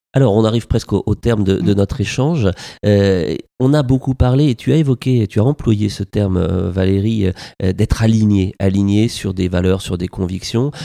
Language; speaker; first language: French; native; French